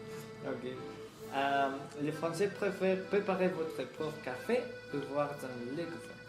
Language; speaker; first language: French; non-native, learner; Spanish